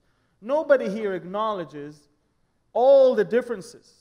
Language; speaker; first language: English; non-native, fluent; Hebrew